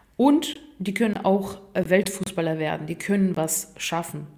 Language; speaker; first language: German; non-native, fluent; Russian